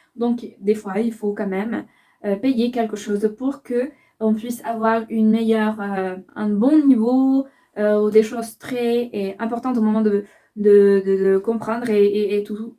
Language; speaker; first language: French; non-native, fluent; Spanish